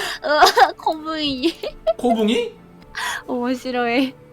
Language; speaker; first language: Korean; non-native, learner; Japanese